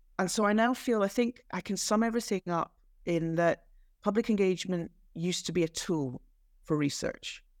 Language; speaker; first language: English; native; English